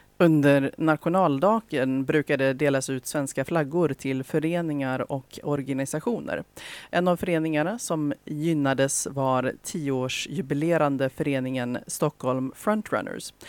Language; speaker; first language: Swedish; native; Swedish